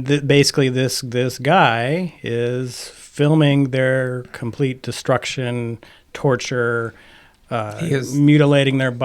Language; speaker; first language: English; native; English